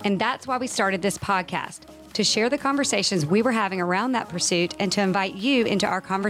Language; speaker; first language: English; native; English